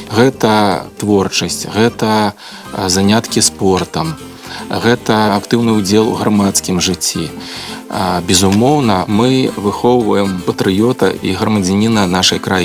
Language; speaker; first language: Belarusian; native; Belarusian